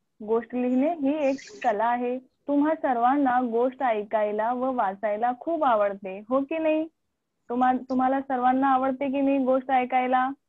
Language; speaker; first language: Marathi; non-native, local second language; Urdu